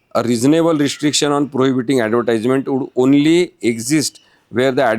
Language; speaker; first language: English; non-native, local second language; Marathi